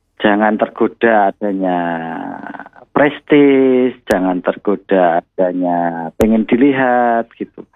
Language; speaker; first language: Malay; non-native, local second language; Javanese